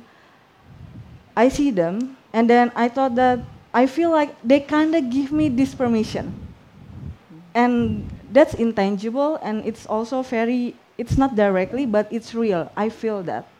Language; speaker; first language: English; non-native, fluent; Indonesian